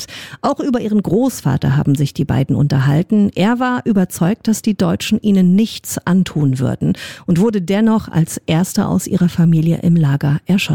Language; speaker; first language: German; native; German